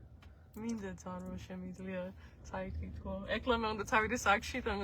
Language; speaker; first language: Georgian; early bilingual, heritage; Georgian